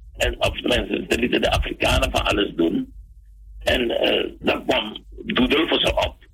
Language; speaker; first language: Dutch; native; Dutch